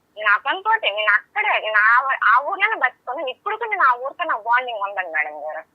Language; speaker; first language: Telugu; native; Telugu